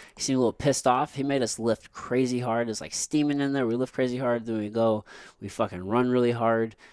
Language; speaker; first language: English; native; English